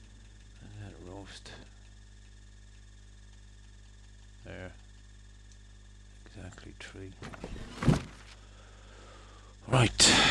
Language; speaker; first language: English; native; English